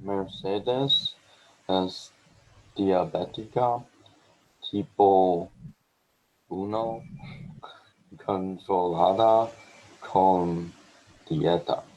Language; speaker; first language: Spanish; non-native, learner; English